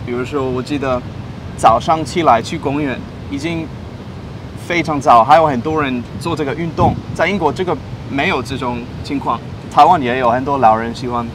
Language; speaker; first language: Chinese; non-native, fluent; English